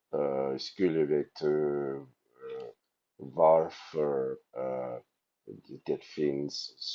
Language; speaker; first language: Swedish; non-native, learner; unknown